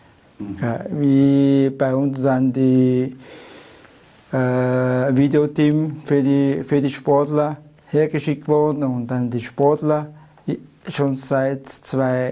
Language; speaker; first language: German; non-native, learner; Chinese